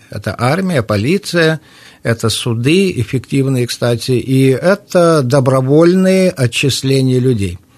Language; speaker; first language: Russian; native; Russian